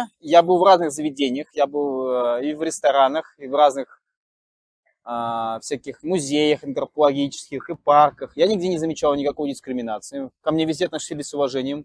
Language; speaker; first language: Russian; native; Russian